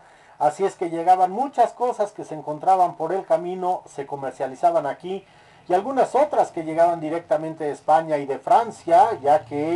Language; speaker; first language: Spanish; native; Spanish